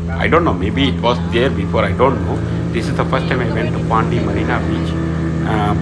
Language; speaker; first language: English; non-native, local second language; Tamil